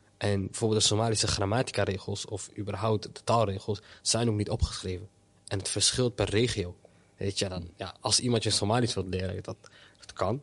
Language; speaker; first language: Dutch; early bilingual, other home language; Somali